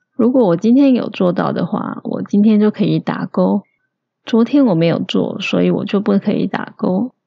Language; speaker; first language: Chinese; native; Chinese